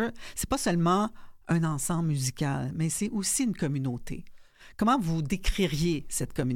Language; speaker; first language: French; native; French